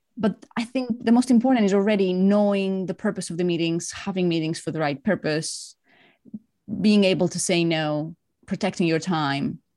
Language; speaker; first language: English; non-native, fluent; Greek